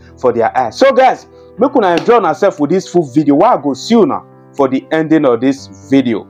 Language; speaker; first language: Nigerian Pidgin; native; Nigerian Pidgin